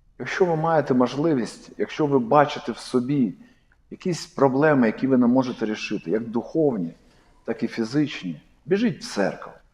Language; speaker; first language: Ukrainian; non-native, local second language; Russian